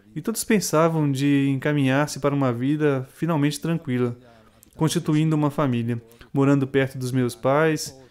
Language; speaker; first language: Portuguese; non-native, fluent; Italian